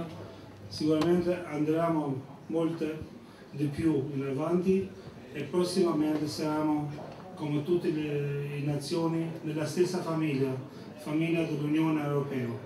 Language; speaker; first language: Italian; non-native, fluent; Albanian